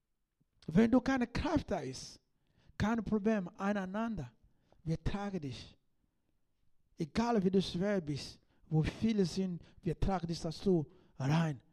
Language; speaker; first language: German; non-native, learner; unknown